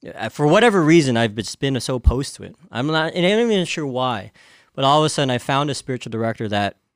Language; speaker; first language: English; native; English